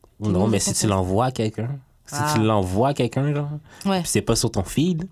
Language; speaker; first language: French; native; French